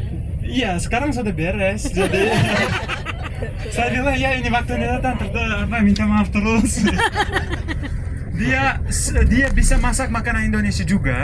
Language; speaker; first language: Indonesian; non-native, fluent; Uzbek